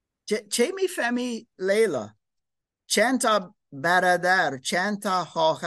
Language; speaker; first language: Persian; non-native, learner; English